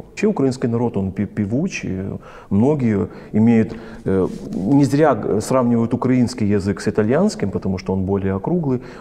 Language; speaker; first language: Russian; non-native, local second language; Ukrainian